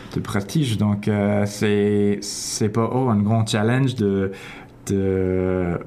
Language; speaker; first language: French; non-native, fluent; English